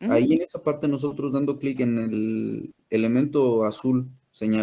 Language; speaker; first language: Spanish; native; Spanish